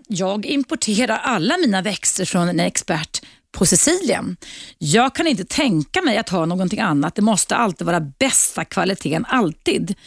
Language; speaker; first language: Swedish; native; Swedish